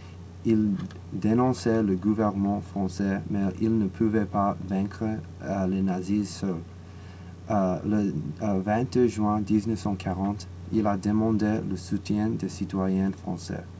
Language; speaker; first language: French; non-native, learner; English